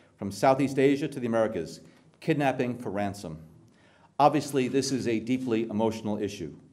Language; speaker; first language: English; native; English